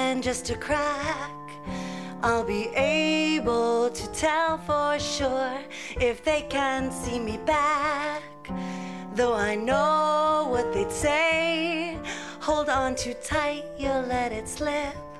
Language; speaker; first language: English; native; English